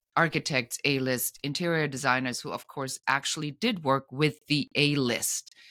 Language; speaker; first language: English; non-native, fluent; German